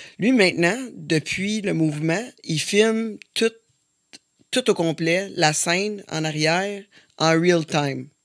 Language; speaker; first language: French; native; French